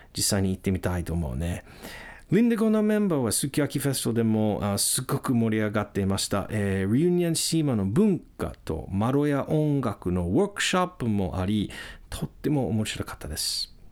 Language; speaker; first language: Japanese; non-native, fluent; English